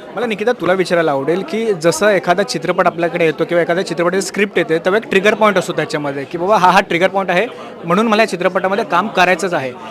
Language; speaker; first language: Marathi; native; Marathi